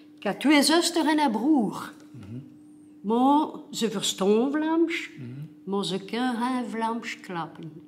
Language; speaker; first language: Dutch; non-native, local second language; French